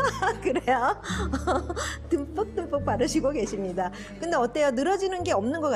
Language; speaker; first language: Korean; native; Korean